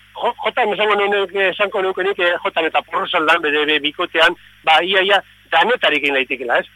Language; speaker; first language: Basque; native; Basque